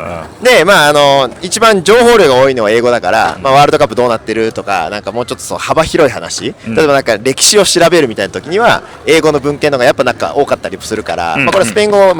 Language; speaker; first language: Japanese; native; Japanese